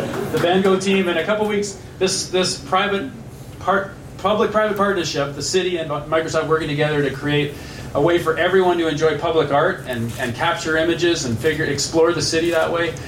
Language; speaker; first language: English; native; English